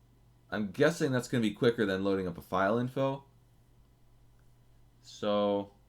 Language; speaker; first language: English; native; English